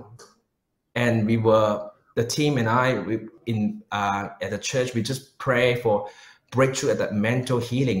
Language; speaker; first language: English; non-native, local second language; Chinese